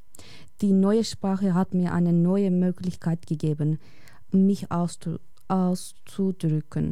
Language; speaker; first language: German; non-native, fluent; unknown